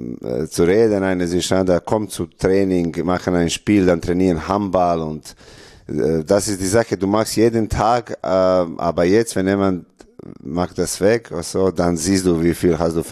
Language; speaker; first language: German; non-native, learner; Serbian